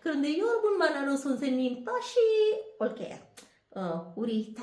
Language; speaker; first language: Korean; non-native, fluent; Sinhala